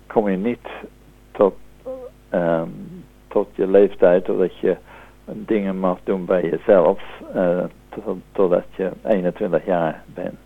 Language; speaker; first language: Dutch; native; Dutch